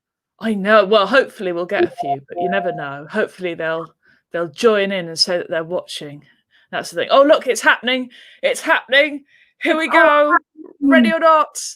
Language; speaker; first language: English; native; English